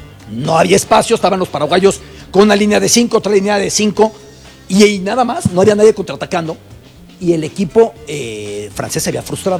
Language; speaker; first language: Spanish; native; Spanish